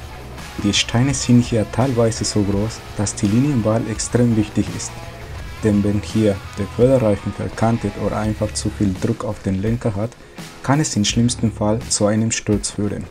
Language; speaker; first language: German; non-native, fluent; Spanish